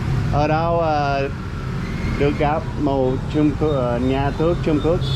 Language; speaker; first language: Vietnamese; non-native, learner; English